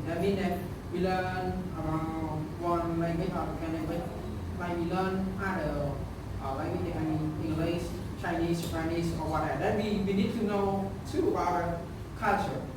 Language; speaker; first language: English; non-native, learner; Khmer